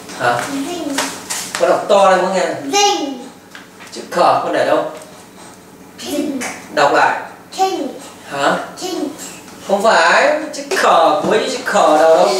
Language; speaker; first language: Vietnamese; native; Vietnamese